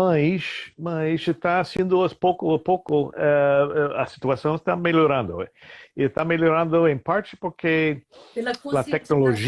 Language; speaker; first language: Portuguese; non-native, fluent; English